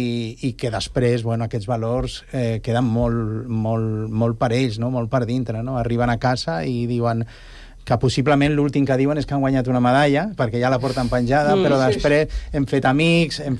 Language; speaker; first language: Catalan; native; Catalan